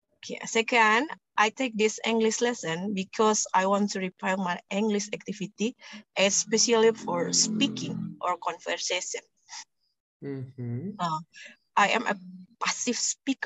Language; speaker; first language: English; non-native, learner; Indonesian